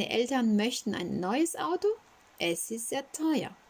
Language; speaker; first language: German; non-native, fluent; French